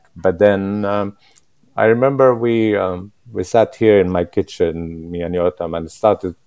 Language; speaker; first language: English; non-native, fluent; Arabic